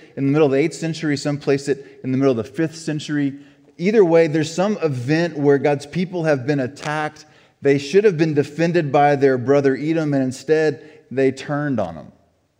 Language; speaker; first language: English; native; English